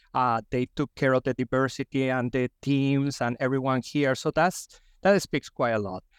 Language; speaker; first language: English; non-native, fluent; Spanish